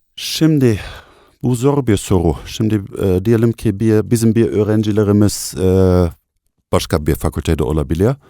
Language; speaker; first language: Turkish; non-native, fluent; German